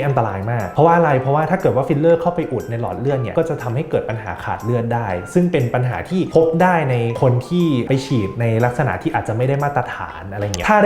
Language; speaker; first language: Thai; native; Thai